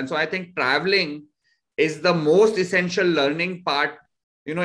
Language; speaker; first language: English; non-native, local second language; Hindi